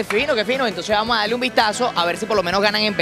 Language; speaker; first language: Spanish; native; Spanish